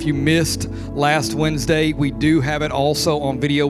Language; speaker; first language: English; native; English